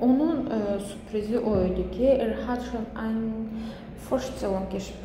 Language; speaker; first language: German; non-native, fluent; Azerbaijani